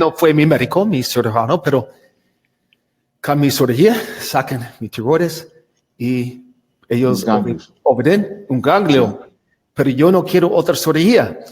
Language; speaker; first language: Spanish; non-native, learner; English